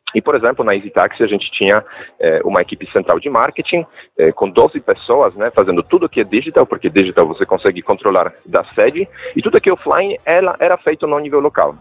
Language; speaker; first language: Portuguese; non-native, fluent; Polish